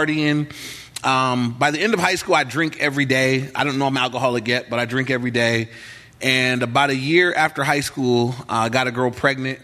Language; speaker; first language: English; native; English